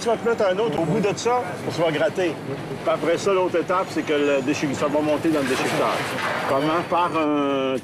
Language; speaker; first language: French; native; French